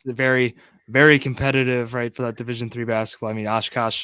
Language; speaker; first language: English; native; English